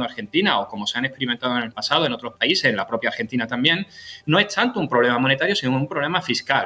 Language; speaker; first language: Spanish; native; Spanish